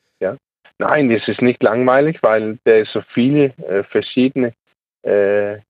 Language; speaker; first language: German; non-native, learner; Danish